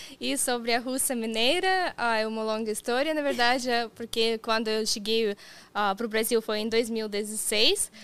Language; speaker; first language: Portuguese; non-native, fluent; Russian